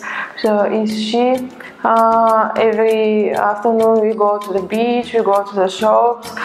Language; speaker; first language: English; non-native, learner; Bulgarian